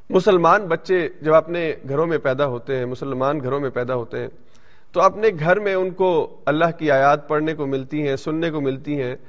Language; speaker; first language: Urdu; early bilingual, heritage; Urdu